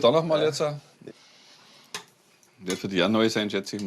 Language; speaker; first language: German; native; German